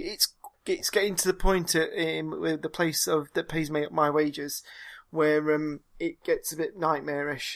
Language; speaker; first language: English; native; English